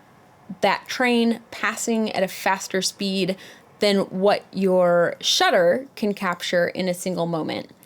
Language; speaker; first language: English; native; English